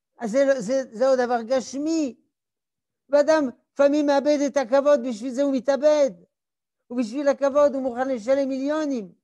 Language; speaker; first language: Hebrew; non-native, fluent; French